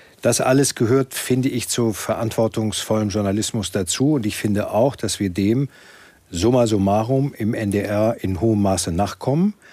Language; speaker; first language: German; native; German